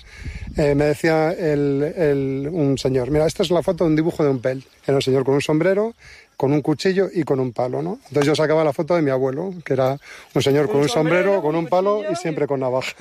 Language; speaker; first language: Spanish; native; Spanish